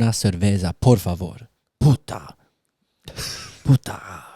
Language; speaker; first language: Spanish; non-native, learner; English